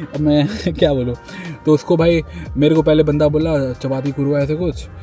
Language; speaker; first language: Hindi; native; Hindi